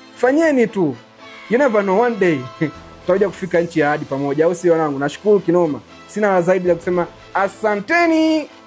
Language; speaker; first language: Swahili; native; Swahili